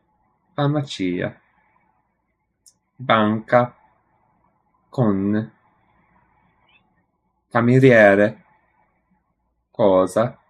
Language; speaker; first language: Italian; non-native, learner; English